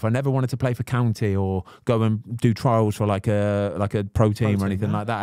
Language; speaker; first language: English; native; English